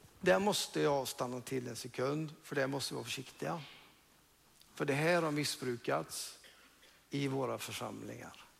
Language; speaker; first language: Swedish; non-native, fluent; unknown